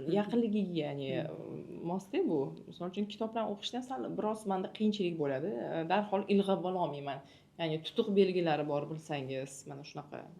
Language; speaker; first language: Uzbek; native; Uzbek